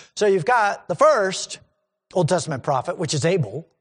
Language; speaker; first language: English; native; English